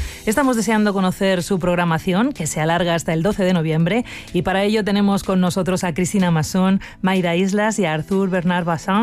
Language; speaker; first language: Spanish; native; Spanish